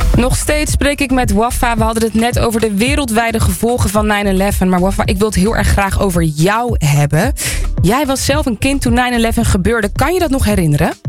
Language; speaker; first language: Dutch; native; Dutch